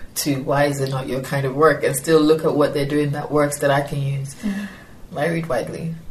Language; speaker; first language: English; non-native, local second language; Yoruba